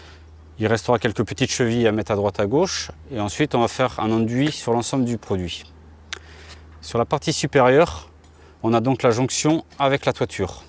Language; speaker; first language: French; native; French